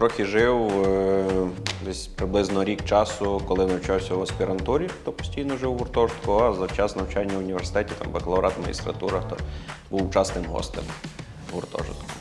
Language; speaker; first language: Ukrainian; native; Ukrainian